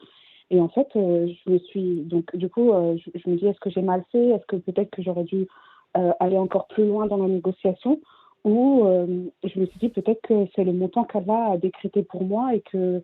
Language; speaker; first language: French; native; French